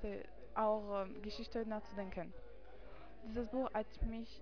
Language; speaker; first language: German; non-native, learner; French